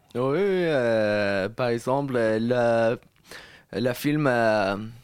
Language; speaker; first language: French; non-native, fluent; Persian